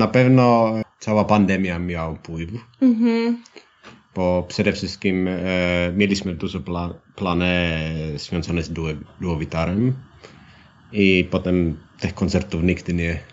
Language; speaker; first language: Polish; non-native, learner; Finnish